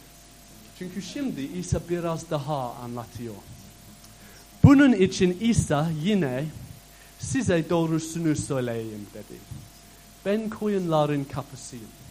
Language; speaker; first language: Turkish; non-native, fluent; English